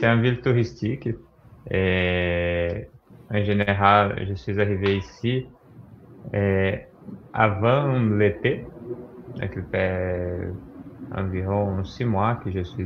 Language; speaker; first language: French; non-native, fluent; Portuguese